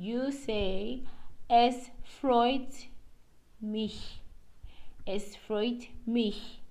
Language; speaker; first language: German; non-native, learner; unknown